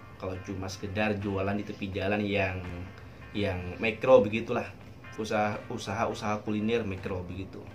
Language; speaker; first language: Indonesian; native; Indonesian